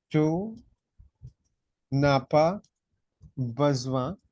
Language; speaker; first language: French; non-native, fluent; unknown